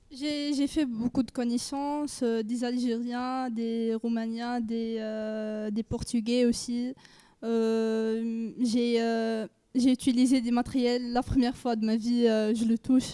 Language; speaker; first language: French; non-native, learner; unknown